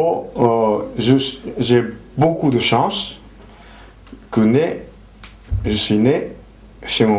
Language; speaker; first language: French; non-native, fluent; Japanese